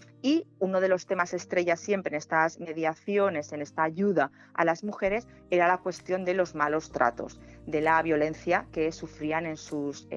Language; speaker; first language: Spanish; native; Spanish